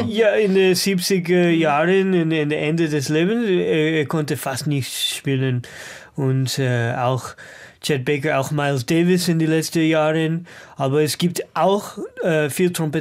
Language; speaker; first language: German; non-native, learner; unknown